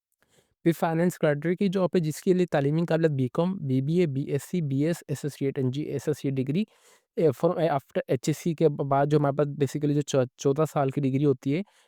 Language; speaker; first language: Hindi; non-native, local second language; Punjabi